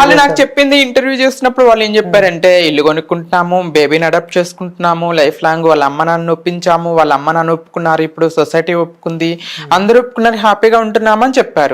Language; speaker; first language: Telugu; native; Telugu